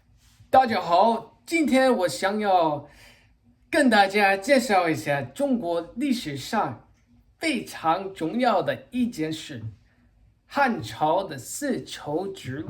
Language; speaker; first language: Chinese; non-native, learner; English